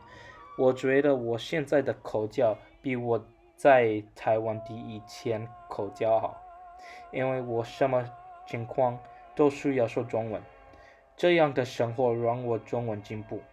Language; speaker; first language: Chinese; non-native, learner; English